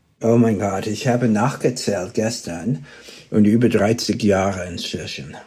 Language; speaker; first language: German; early bilingual, heritage; German